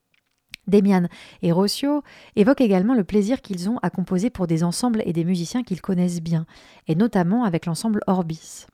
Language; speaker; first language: French; native; French